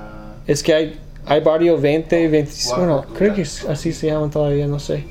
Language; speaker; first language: Spanish; early bilingual, other home language; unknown